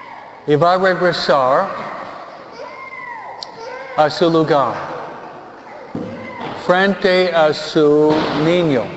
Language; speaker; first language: Spanish; non-native, fluent; English